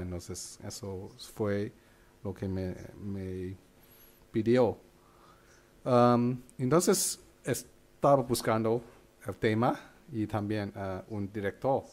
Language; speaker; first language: Spanish; non-native, fluent; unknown